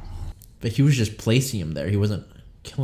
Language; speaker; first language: English; native; English